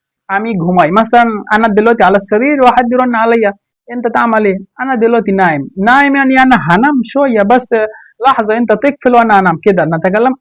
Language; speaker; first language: Arabic; non-native, fluent; Bangla